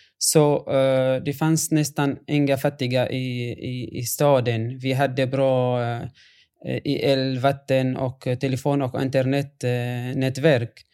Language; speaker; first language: Swedish; non-native, fluent; Arabic